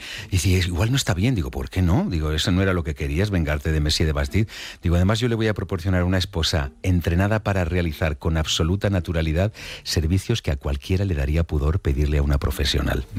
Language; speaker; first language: Spanish; native; Spanish